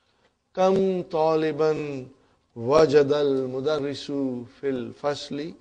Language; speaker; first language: Arabic; non-native, fluent; Urdu